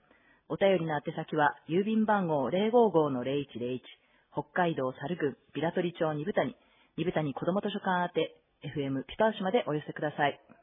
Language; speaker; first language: Japanese; native; Japanese